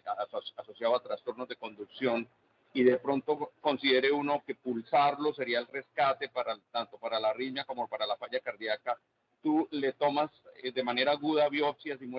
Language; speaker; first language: Spanish; native; Spanish